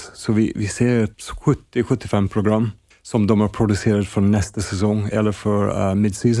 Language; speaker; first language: Swedish; non-native, fluent; English